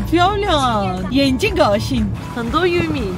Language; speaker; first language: Chinese; non-native, learner; Armenian